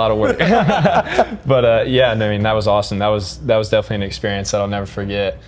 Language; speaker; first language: English; native; English